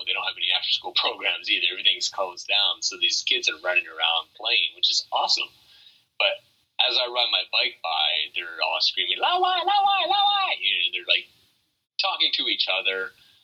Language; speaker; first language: English; native; English